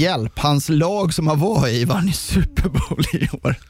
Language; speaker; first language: Swedish; native; Swedish